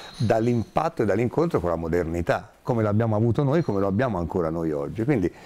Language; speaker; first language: Italian; native; Italian